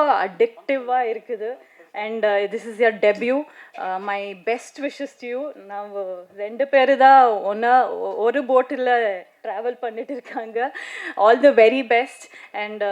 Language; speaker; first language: Tamil; non-native, fluent; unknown